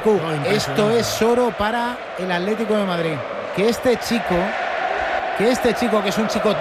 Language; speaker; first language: Spanish; native; Spanish